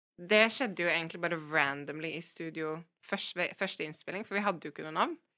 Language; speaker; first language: Norwegian; native; Norwegian